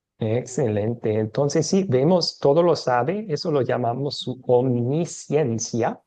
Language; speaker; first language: Spanish; non-native, fluent; English